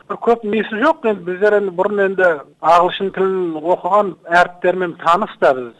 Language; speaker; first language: Kazakh; early bilingual, heritage; Kazakh